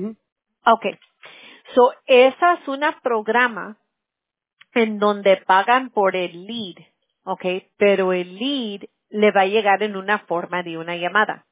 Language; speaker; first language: Spanish; early bilingual, heritage; Spanish